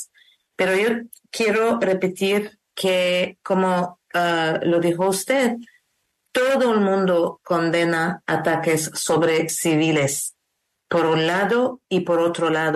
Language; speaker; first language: Spanish; non-native, learner; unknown